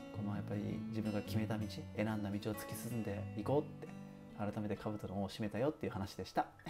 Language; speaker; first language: Japanese; native; Japanese